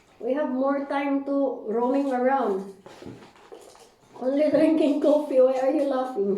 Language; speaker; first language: English; non-native, learner; Filipino